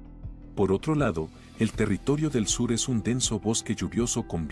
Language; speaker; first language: Spanish; native; Spanish